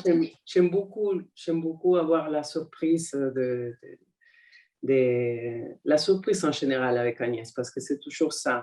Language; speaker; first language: French; non-native, fluent; Spanish